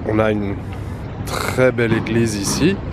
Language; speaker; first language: French; native; French